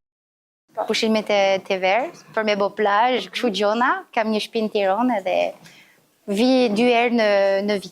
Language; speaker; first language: Albanian; early bilingual, heritage; Albanian